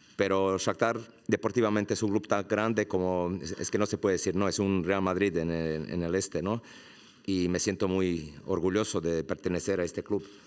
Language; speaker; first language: Spanish; non-native, fluent; Croatian